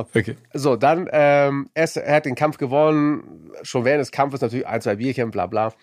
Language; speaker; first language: German; native; German